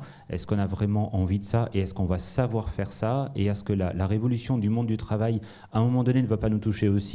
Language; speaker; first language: French; native; French